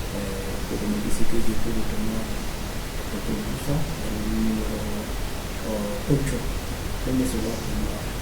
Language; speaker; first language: Spanish; non-native, learner; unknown